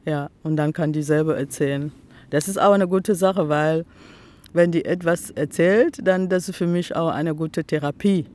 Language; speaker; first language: German; non-native, fluent; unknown